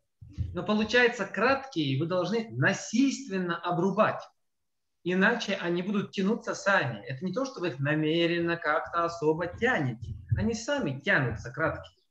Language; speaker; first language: Russian; native; Russian